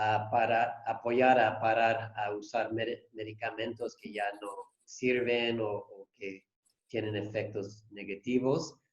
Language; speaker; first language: Spanish; non-native, fluent; English